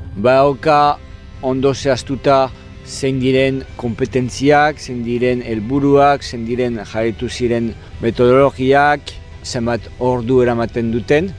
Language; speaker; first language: Basque; non-native, fluent; French